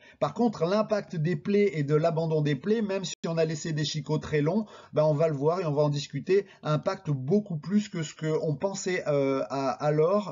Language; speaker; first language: French; native; French